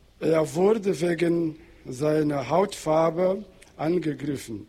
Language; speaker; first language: German; non-native, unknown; Portuguese